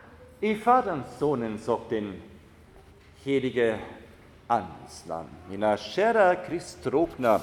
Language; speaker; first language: Swedish; non-native, fluent; German